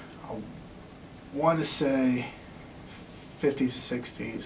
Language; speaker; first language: English; early bilingual, other home language; Spanish